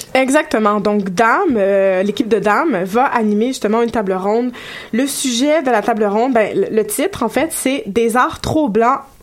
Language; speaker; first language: French; early bilingual, other home language; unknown